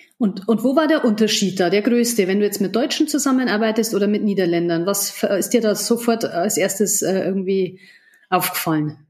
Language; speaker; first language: German; native; German